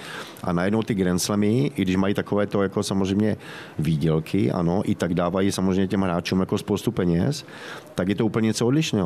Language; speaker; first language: Czech; native; Czech